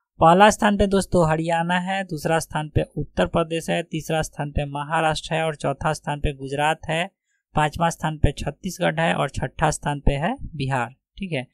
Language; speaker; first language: Hindi; native; Hindi